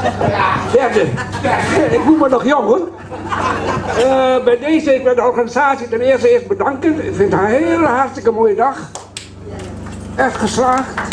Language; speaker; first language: Dutch; early bilingual, other home language; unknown